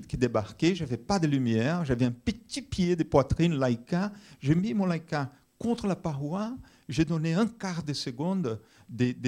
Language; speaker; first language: French; non-native, fluent; Portuguese